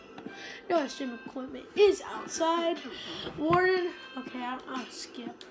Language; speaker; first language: English; native; English